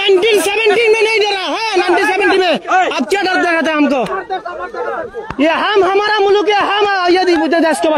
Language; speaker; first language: Hindi; non-native, learner; Bangla